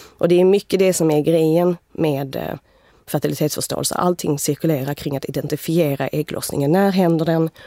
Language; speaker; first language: Swedish; native; Swedish